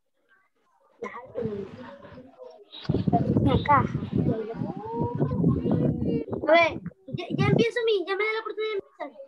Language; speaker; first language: Spanish; native; Spanish